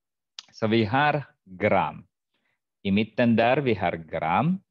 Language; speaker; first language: Swedish; non-native, fluent; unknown